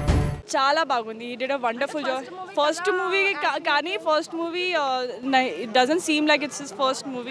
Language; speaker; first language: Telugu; non-native, learner; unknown